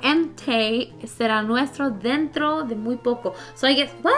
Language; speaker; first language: Spanish; early bilingual, heritage; Spanish